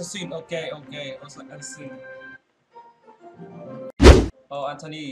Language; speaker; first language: English; non-native, learner; Vietnamese